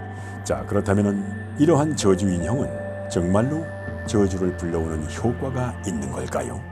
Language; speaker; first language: Korean; native; Korean